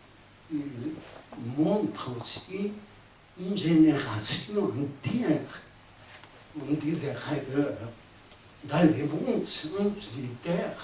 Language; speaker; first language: French; non-native, fluent; Spanish